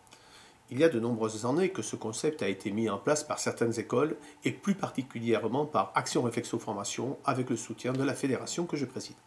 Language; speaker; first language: French; native; French